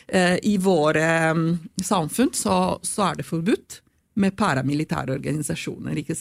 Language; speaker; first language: Norwegian; non-native, fluent; Italian